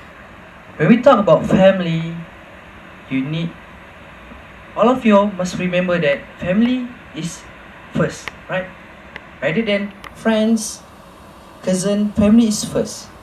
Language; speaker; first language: English; non-native, local second language; Malay